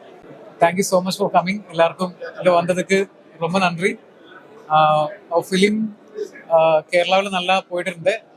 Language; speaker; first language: Tamil; non-native, learner; Malayalam